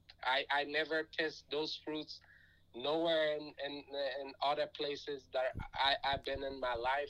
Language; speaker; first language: English; non-native, fluent; Persian